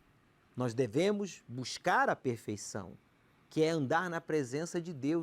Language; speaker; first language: Portuguese; native; Portuguese